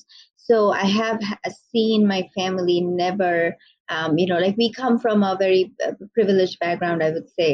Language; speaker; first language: English; non-native, local second language; Bangla